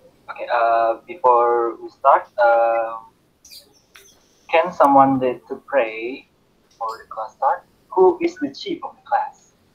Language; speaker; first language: English; non-native, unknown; Indonesian